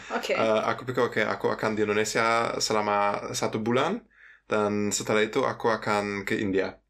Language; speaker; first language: Indonesian; non-native, fluent; German